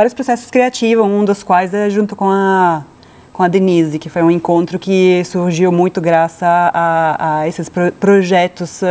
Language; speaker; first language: Portuguese; non-native, fluent; Italian